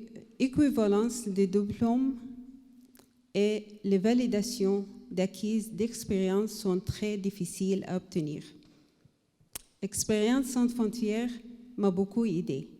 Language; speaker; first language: French; non-native, learner; Arabic